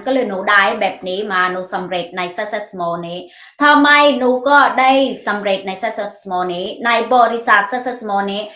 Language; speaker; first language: Thai; non-native, learner; Mon